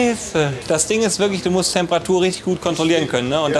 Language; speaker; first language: German; native; German